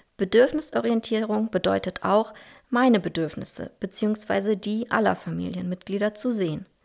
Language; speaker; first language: German; early bilingual, heritage; Russian